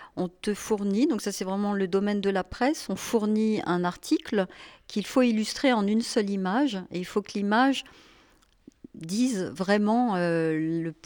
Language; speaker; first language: French; native; French